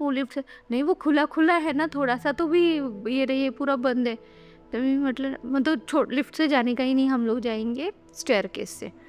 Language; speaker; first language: Hindi; non-native, local second language; Marathi